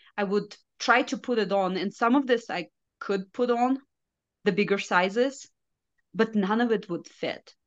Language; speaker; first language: English; non-native, fluent; Russian